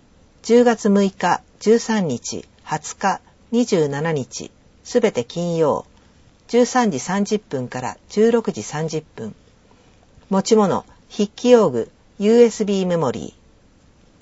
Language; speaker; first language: Japanese; native; Japanese